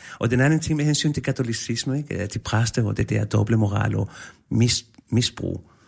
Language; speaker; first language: Danish; non-native, fluent; Spanish